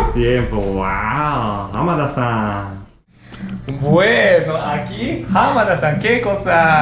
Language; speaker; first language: Spanish; non-native, learner; Japanese